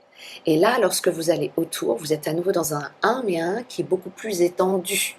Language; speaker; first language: French; native; French